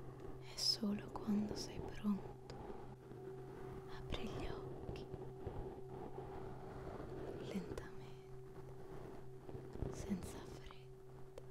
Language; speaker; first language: Italian; native; Italian